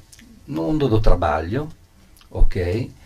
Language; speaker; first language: Portuguese; non-native, learner; Italian